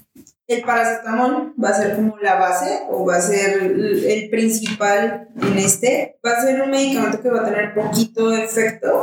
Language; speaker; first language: Spanish; native; Spanish